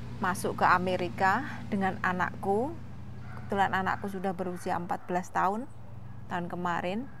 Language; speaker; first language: Indonesian; non-native, local second language; Javanese